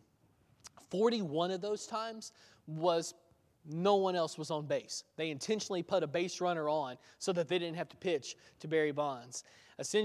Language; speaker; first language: English; native; English